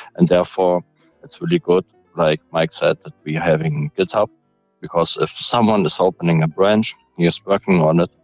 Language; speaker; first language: English; non-native, fluent; German